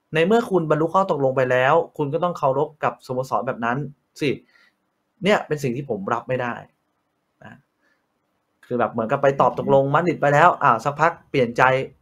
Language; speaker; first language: Thai; native; Thai